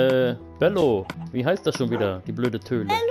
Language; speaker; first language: German; native; German